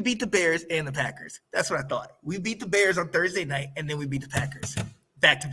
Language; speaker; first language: English; native; English